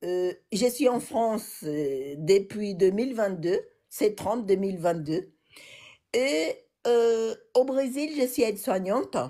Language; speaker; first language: French; non-native, learner; Portuguese